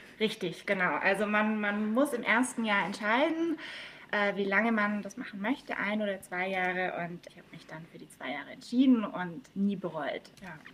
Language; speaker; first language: German; native; German